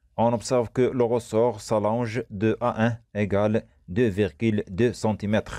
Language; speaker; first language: French; non-native, local second language; Arabic